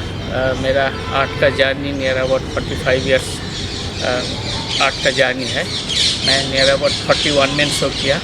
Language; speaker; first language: Hindi; non-native, local second language; Bangla